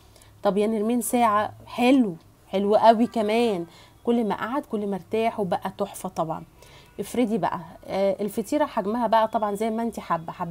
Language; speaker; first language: Arabic; native; Arabic